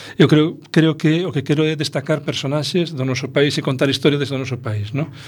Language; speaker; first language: Galician; non-native, local second language; Spanish